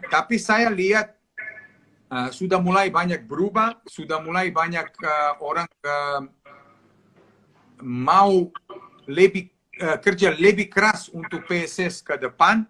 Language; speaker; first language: Indonesian; non-native, fluent; Serbian